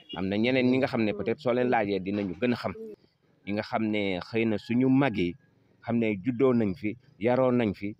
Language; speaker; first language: Wolof; non-native, local second language; Jola-Fonyi